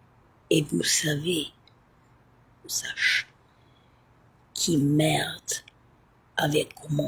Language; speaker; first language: French; non-native, learner; Italian